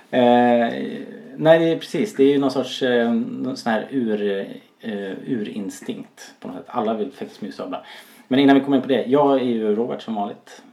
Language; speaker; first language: Swedish; native; Swedish